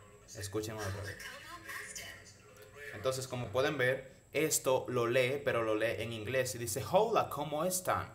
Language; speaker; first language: Spanish; native; Spanish